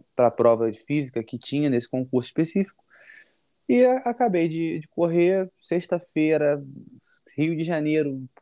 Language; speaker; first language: Portuguese; native; Portuguese